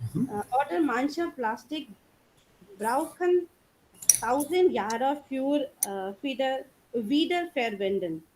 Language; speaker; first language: German; non-native, learner; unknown